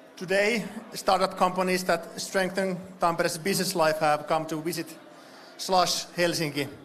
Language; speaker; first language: English; non-native, fluent; Finnish